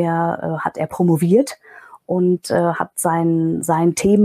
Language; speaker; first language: German; non-native, fluent; Kurdish